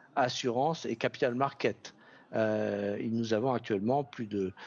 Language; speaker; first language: French; native; French